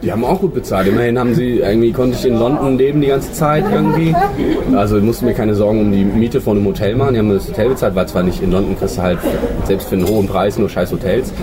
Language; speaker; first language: German; native; German